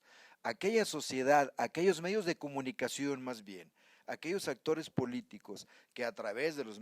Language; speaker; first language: Spanish; native; Spanish